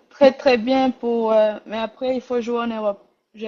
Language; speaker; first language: French; non-native, learner; Rundi